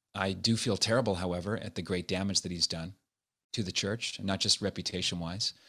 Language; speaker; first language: English; native; English